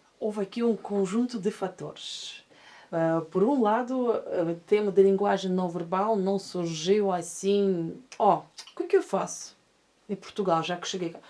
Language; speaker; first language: Portuguese; non-native, fluent; Russian